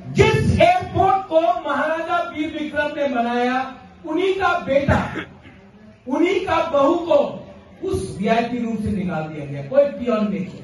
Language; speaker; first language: Hindi; non-native, local second language; Kok Borok